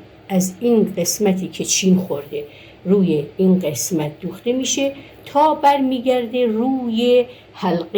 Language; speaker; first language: Persian; native; Persian